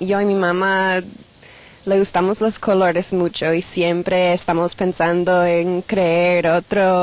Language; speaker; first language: Spanish; non-native, fluent; English